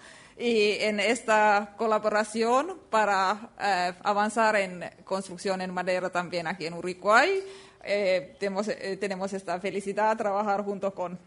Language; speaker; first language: Spanish; non-native, learner; Finnish